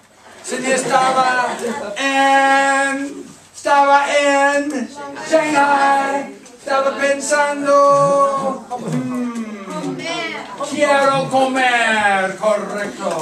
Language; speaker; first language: Spanish; non-native, fluent; English